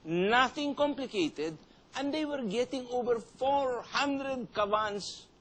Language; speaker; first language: English; non-native, local second language; Filipino